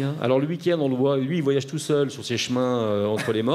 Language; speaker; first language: French; native; French